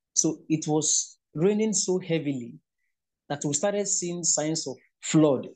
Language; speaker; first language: English; non-native, local second language; Igbo